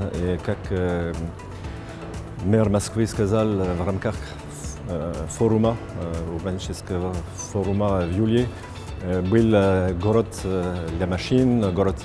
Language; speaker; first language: Russian; non-native, fluent; French